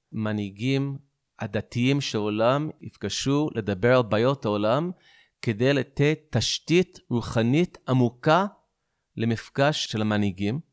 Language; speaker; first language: Hebrew; non-native, fluent; English